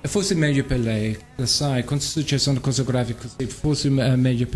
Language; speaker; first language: Italian; non-native, learner; English